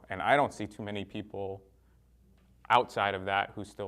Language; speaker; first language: English; native; English